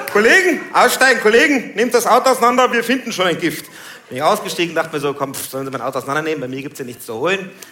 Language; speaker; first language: German; early bilingual, other home language; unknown